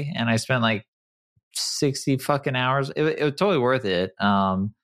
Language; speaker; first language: English; native; English